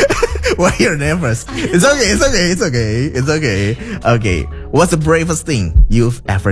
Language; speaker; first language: English; non-native, local second language; Indonesian